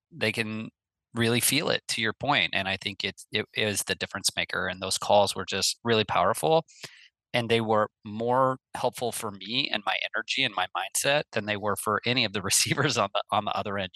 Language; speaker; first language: English; native; English